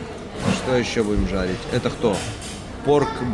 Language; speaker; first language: Russian; native; Russian